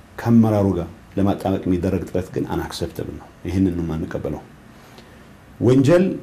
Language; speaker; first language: Amharic; non-native, local second language; Tigrinya